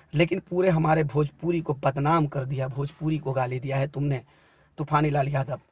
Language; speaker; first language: Hindi; native; Hindi